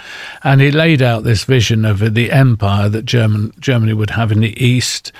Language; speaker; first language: English; native; English